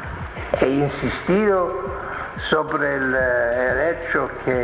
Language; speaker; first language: Spanish; non-native, fluent; English